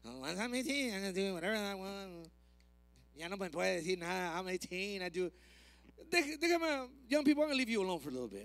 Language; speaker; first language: English; early bilingual, other home language; Spanish